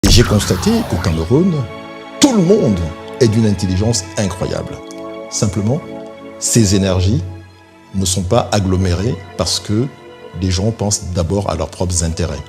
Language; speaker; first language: French; early bilingual, other home language; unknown